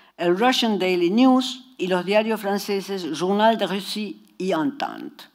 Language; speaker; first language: Spanish; native; Spanish